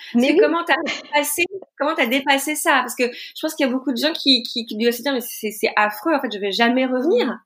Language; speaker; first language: French; native; French